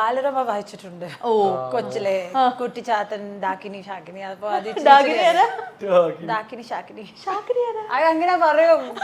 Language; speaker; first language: Malayalam; non-native, local second language; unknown